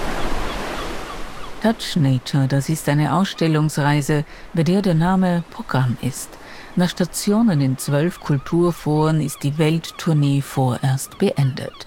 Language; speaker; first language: German; native; German